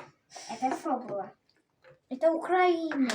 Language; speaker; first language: Russian; non-native, local second language; Kazakh